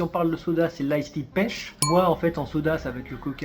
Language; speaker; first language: French; native; French